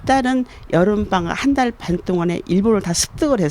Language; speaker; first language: Korean; native; Korean